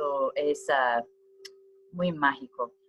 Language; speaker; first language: Spanish; non-native, learner; English